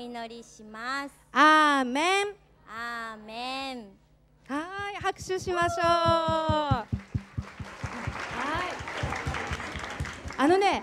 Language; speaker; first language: Japanese; native; Japanese